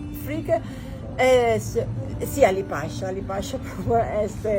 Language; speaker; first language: Albanian; non-native, learner; Italian